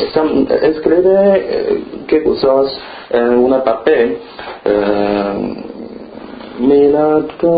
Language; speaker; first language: Spanish; non-native, learner; Chinese